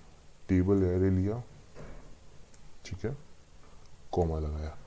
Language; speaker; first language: Hindi; native; Hindi